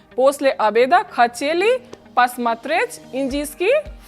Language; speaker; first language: Russian; non-native, fluent; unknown